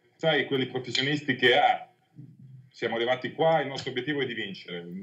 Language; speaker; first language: Italian; non-native, fluent; Serbian